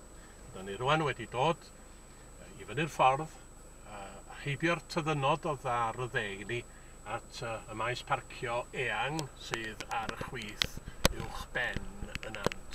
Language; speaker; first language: Welsh; native; Welsh